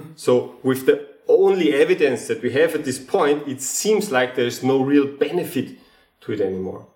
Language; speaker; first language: English; non-native, fluent; German